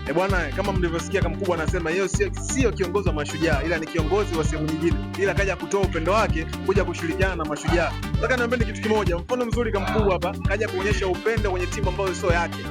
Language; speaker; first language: Swahili; native; Swahili